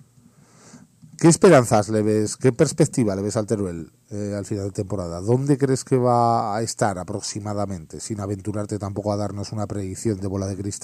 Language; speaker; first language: Spanish; native; Spanish